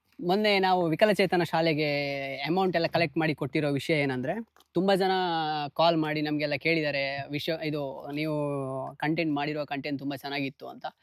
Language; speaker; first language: Kannada; native; Kannada